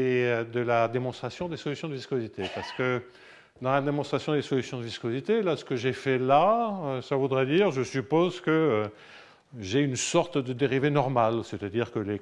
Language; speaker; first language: French; native; French